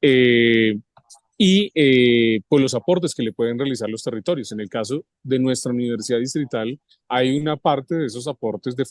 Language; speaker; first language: Spanish; native; Spanish